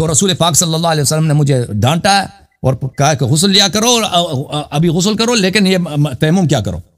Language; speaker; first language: Urdu; non-native, local second language; Punjabi